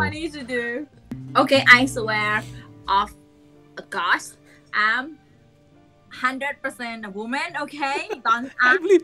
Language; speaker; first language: English; non-native, learner; Thai